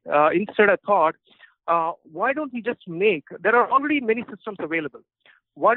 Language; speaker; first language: English; non-native, local second language; Telugu